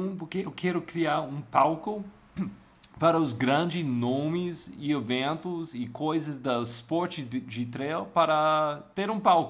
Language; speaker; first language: Portuguese; non-native, fluent; English